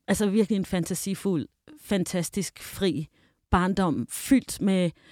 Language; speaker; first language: Danish; early bilingual, heritage; Danish